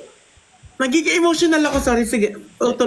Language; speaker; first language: Filipino; native; Filipino